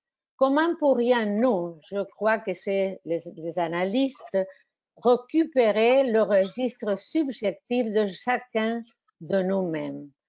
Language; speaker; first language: French; non-native, fluent; Spanish